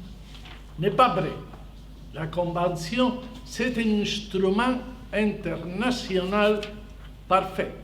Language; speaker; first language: French; non-native, fluent; Spanish